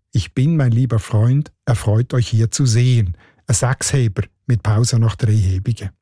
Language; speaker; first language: German; native; German